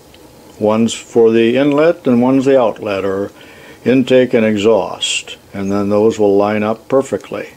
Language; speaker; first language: English; native; English